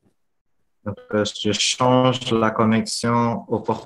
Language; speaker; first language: French; non-native, fluent; Vietnamese